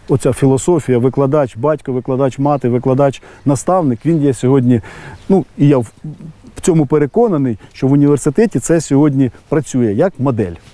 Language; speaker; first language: Ukrainian; native; Ukrainian